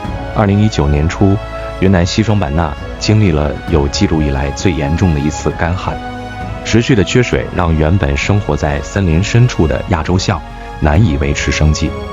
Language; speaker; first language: Chinese; native; Chinese